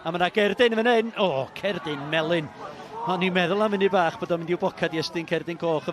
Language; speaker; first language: Welsh; native; Welsh